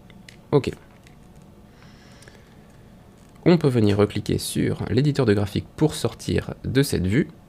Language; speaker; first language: French; native; French